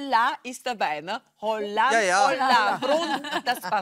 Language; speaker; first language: German; native; German